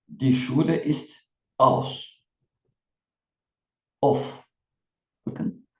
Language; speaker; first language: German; non-native, fluent; Turkish